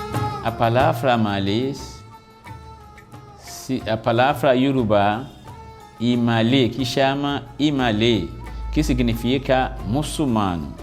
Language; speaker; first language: Portuguese; non-native, fluent; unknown